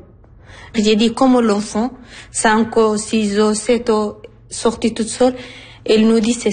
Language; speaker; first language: French; non-native, learner; Arabic